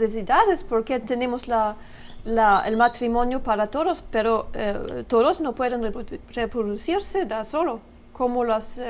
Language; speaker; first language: Spanish; non-native, learner; French